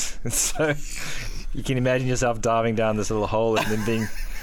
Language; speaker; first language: English; native; English